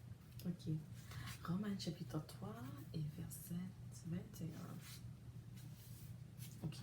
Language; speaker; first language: French; non-native, learner; English